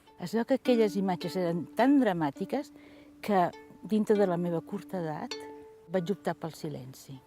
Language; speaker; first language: Catalan; native; Catalan